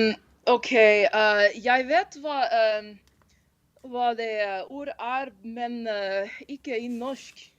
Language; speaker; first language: Norwegian; non-native, learner; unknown